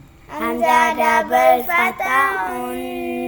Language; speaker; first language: Arabic; non-native, learner; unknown